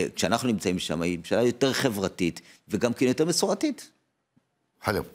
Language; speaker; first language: Hebrew; native; Hebrew